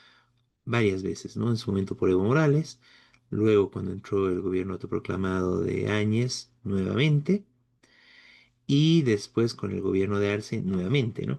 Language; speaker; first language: Spanish; native; Spanish